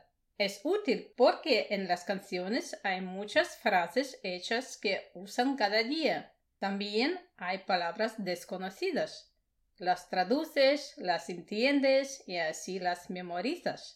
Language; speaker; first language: Spanish; non-native, fluent; Russian